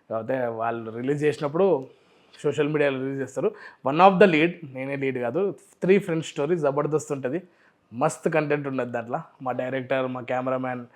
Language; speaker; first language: Telugu; non-native, local second language; Urdu